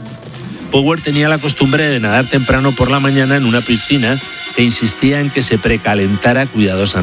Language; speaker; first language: Spanish; native; Spanish